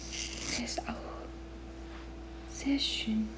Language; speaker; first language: German; non-native, learner; English